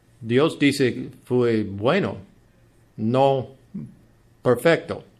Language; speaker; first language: Spanish; non-native, learner; English